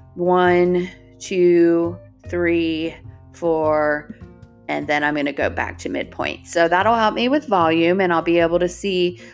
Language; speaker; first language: English; native; English